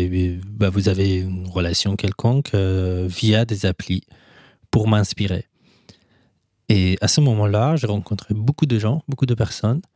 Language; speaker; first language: French; non-native, fluent; Persian